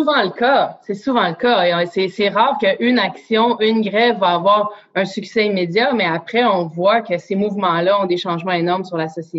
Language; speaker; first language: French; native; French